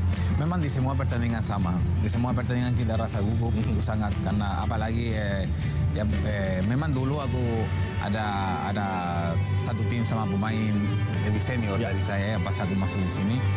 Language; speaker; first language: Indonesian; non-native, fluent; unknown